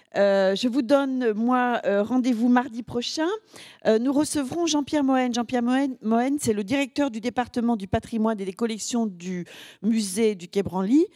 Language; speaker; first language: French; native; French